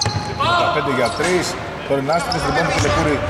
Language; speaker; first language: Greek; native; Greek